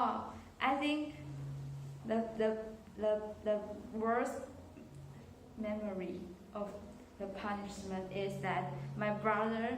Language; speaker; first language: English; non-native, learner; Chinese